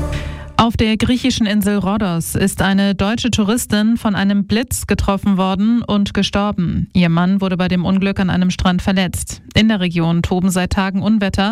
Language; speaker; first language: German; native; German